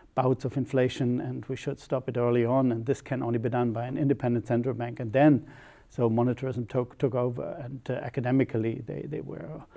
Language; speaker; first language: English; non-native, fluent; German